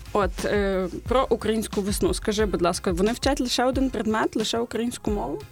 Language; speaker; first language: Ukrainian; native; Ukrainian